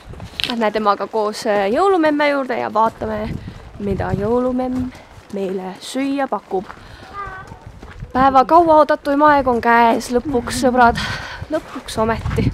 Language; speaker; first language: Estonian; native; Estonian